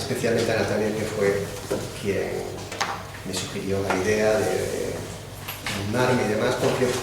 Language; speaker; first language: Spanish; native; Spanish